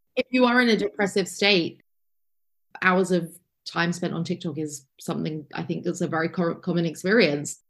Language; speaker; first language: English; native; English